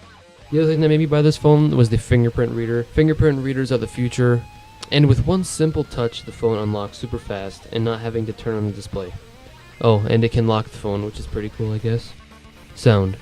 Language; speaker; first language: English; native; English